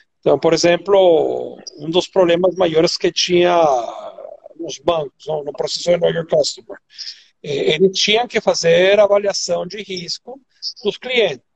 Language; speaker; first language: Portuguese; non-native, fluent; Spanish